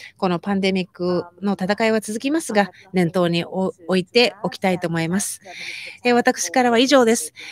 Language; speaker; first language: Japanese; native; Japanese